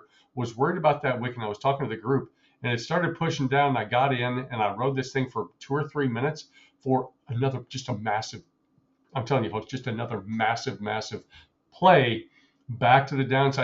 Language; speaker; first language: English; native; English